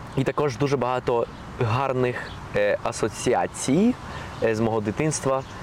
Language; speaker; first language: Ukrainian; non-native, fluent; Spanish